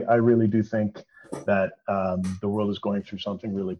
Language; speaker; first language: English; native; English